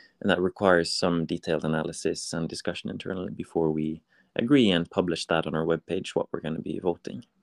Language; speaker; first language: English; non-native, fluent; Norwegian